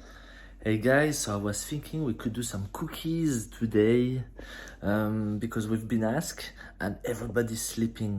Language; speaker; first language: English; non-native, fluent; French